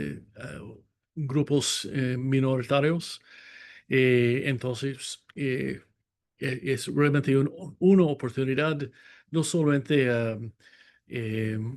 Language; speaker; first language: Spanish; non-native, fluent; English